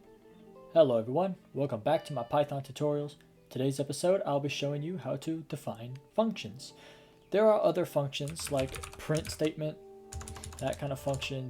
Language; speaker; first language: English; native; English